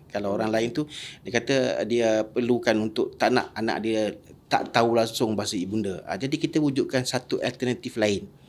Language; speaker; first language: Malay; native; Malay